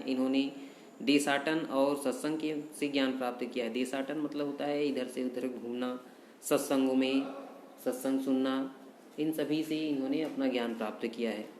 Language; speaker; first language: Hindi; native; Hindi